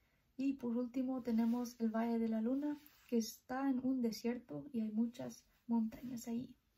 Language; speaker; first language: Spanish; early bilingual, heritage; Spanish